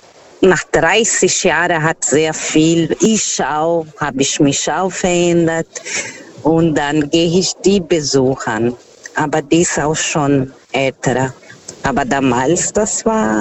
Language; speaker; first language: German; non-native, learner; Portuguese